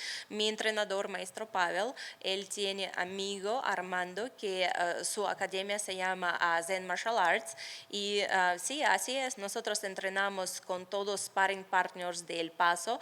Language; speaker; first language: Spanish; non-native, fluent; Russian